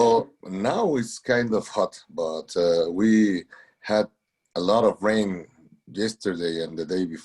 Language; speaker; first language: English; non-native, learner; Spanish